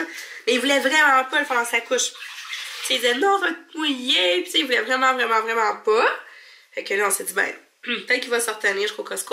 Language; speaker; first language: French; native; French